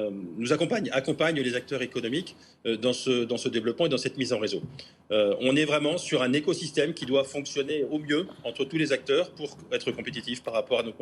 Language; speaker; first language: French; native; French